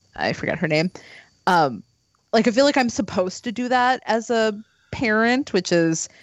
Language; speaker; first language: English; native; English